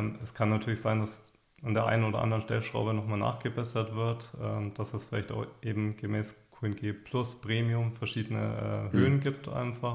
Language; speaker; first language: German; native; German